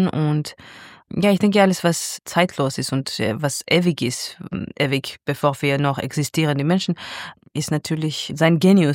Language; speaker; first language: German; non-native, fluent; Georgian